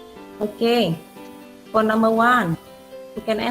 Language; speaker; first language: English; non-native, fluent; Indonesian